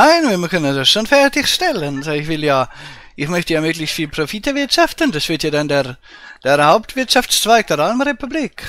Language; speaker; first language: German; native; German